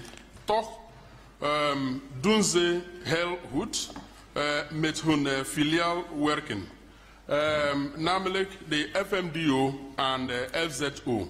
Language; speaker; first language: Dutch; non-native, fluent; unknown